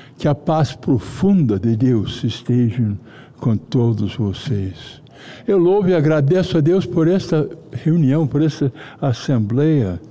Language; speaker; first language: Portuguese; non-native, fluent; English